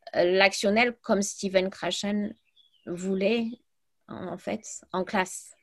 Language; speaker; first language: French; early bilingual, other home language; English